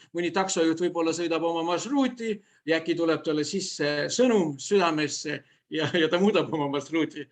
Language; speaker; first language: Estonian; native; Estonian